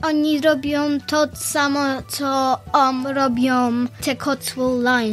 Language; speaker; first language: Polish; early bilingual, heritage; Polish